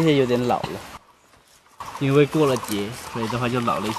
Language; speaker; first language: Chinese; non-native, learner; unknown